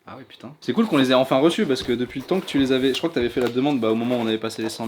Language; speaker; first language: French; native; French